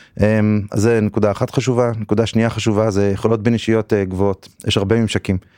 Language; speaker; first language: Hebrew; native; Hebrew